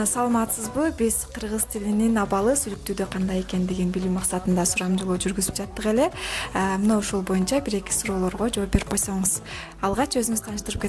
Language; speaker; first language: Kyrgyz; native; Kyrgyz